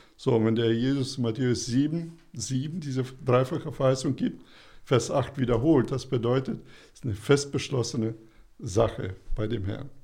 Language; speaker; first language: German; early bilingual, other home language; Russian